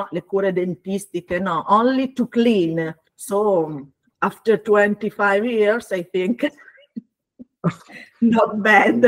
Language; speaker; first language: English; non-native, learner; Italian